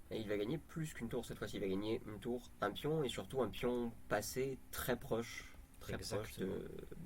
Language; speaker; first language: French; native; French